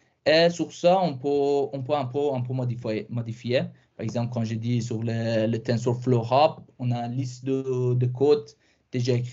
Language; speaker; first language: French; non-native, fluent; Persian